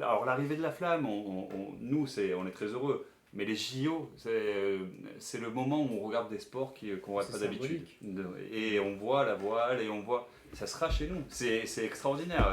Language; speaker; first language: French; native; French